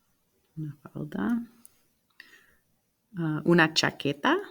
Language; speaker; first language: Spanish; non-native, fluent; English